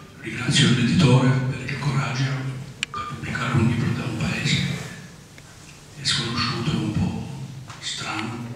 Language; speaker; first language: Italian; non-native, fluent; Albanian